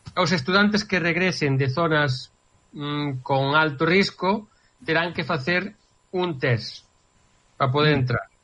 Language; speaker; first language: Galician; native; Galician